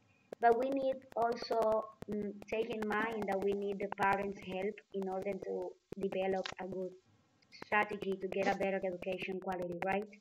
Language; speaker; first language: English; non-native, learner; Spanish